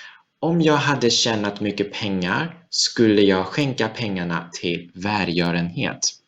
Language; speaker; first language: Swedish; non-native, fluent; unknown